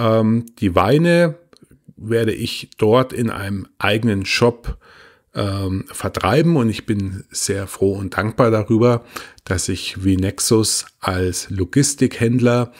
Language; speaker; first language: German; native; German